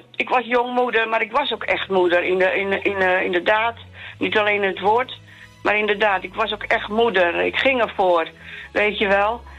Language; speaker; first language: Dutch; native; Dutch